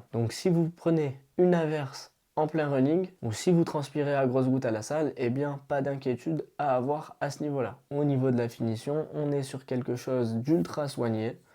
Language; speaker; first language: French; native; French